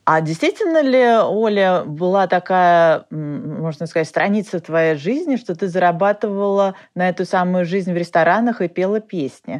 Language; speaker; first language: Russian; native; Russian